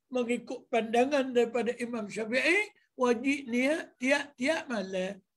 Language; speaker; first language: Malay; native; Malay